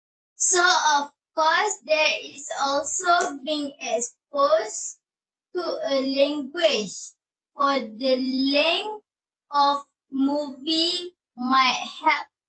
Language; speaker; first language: English; non-native, learner; Malay